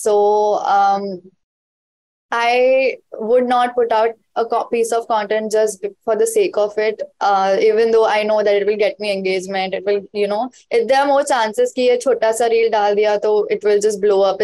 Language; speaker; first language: English; non-native, local second language; Hindi